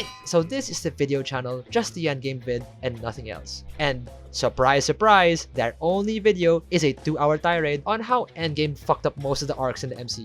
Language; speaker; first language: English; native; English